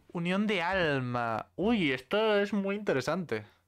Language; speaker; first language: Spanish; native; Spanish